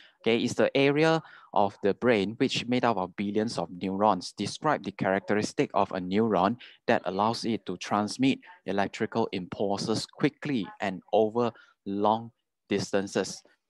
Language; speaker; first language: English; non-native, local second language; Chinese